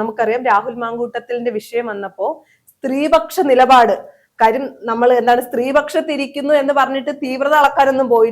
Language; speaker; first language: Malayalam; native; Malayalam